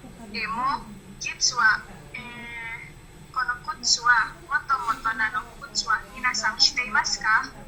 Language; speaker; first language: Japanese; non-native, learner; Indonesian